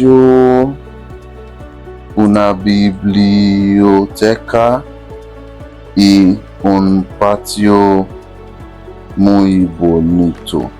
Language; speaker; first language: Spanish; non-native, fluent; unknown